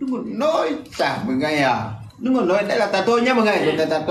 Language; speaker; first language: Vietnamese; non-native, fluent; Portuguese